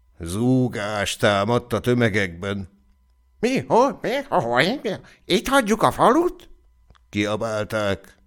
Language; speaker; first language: Hungarian; native; Hungarian